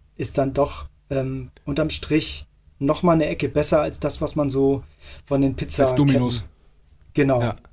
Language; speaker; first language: German; native; German